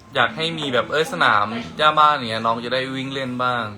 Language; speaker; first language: Thai; native; Thai